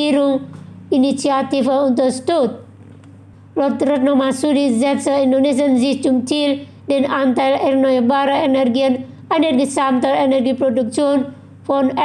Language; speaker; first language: German; non-native, fluent; Indonesian